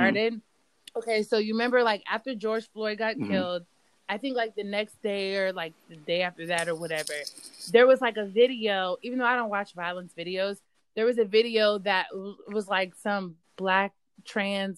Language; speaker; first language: English; native; English